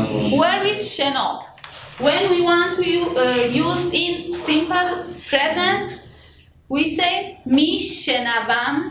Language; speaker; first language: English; non-native, learner; Persian